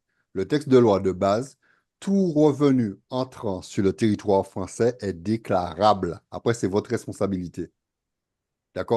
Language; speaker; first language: French; native; French